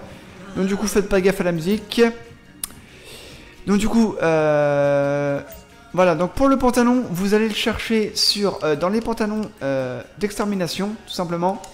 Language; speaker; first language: French; native; French